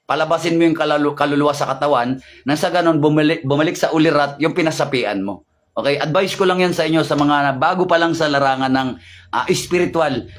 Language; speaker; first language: Filipino; native; Filipino